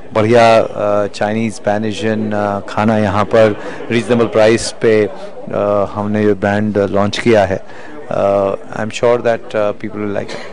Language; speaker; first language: Hindi; native; Hindi